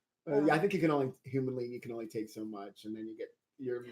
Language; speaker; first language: English; native; English